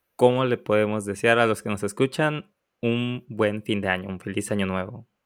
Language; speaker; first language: Spanish; native; Spanish